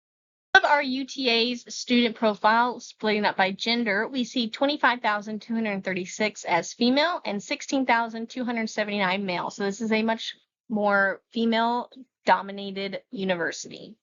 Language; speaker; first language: English; native; English